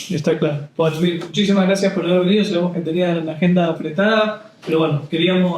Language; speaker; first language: Spanish; native; Spanish